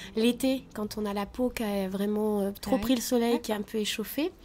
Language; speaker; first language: French; native; French